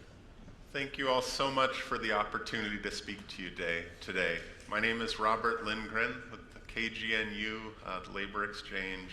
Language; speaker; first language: English; native; English